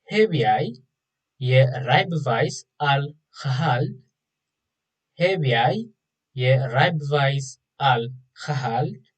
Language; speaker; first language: Dutch; non-native, fluent; Tigrinya